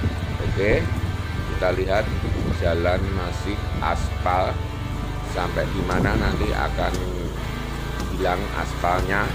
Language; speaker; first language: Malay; non-native, local second language; Javanese